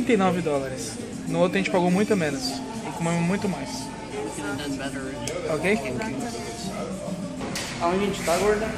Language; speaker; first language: Portuguese; native; Portuguese